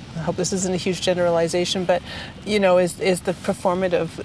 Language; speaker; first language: English; native; English